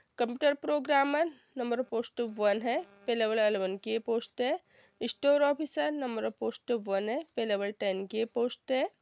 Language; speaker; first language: Hindi; native; Hindi